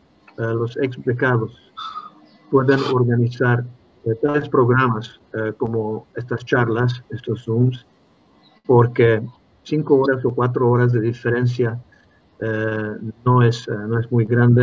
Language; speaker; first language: Spanish; non-native, fluent; Hungarian